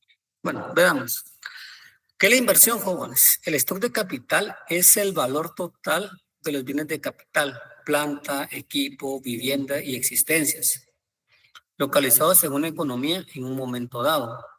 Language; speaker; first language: Spanish; native; Spanish